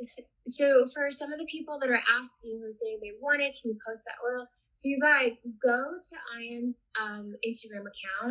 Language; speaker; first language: English; native; English